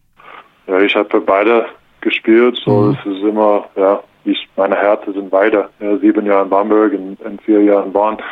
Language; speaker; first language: German; non-native, learner; English